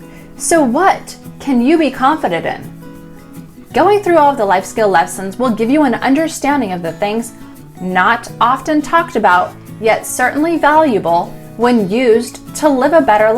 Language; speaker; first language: English; native; English